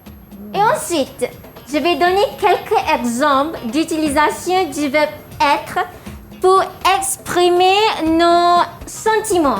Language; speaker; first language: French; non-native, fluent; Malay